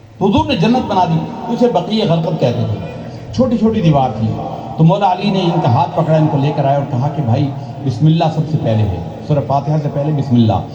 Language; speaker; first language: Urdu; non-native, local second language; Punjabi